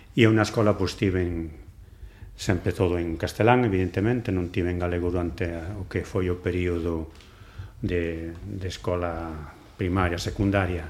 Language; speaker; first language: Galician; non-native, local second language; Spanish